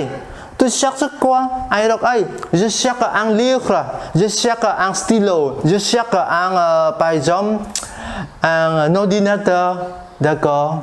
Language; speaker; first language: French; non-native, fluent; Khmer